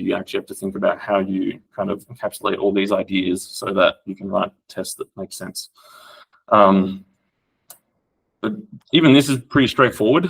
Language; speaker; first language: English; native; English